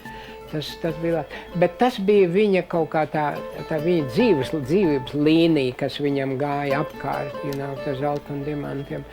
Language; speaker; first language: Latvian; early bilingual, heritage; Latvian